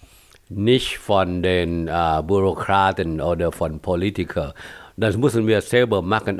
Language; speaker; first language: German; non-native, fluent; Thai